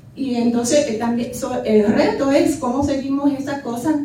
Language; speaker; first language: Spanish; early bilingual, heritage; Spanish